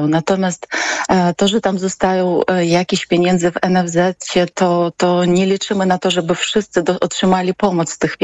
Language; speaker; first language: Polish; non-native, fluent; Ukrainian